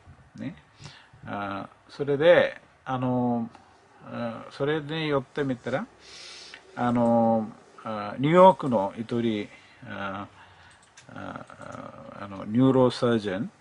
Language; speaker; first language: Japanese; non-native, learner; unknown